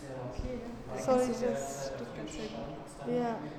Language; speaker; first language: German; early bilingual, heritage; English